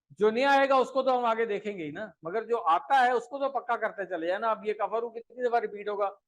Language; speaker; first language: Urdu; native; Urdu